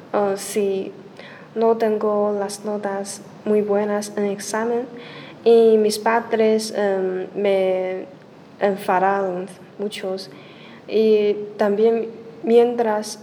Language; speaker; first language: Spanish; non-native, learner; Chinese